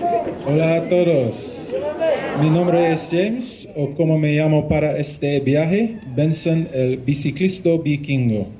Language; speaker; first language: Spanish; non-native, learner; English